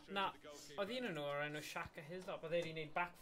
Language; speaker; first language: Welsh; native; Welsh